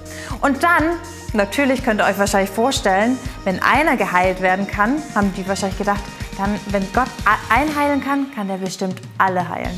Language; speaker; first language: German; native; German